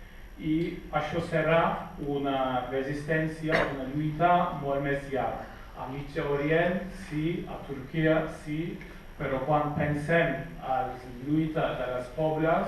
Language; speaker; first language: Catalan; non-native, fluent; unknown